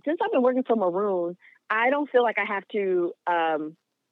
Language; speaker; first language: English; native; English